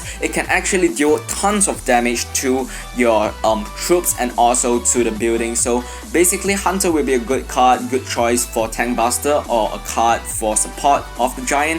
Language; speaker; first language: English; non-native, fluent; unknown